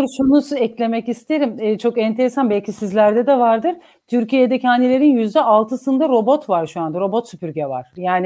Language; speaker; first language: Turkish; native; Turkish